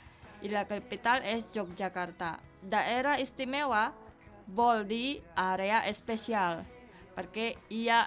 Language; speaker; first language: Catalan; non-native, learner; Indonesian